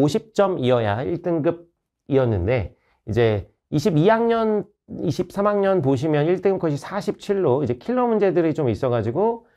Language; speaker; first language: Korean; native; Korean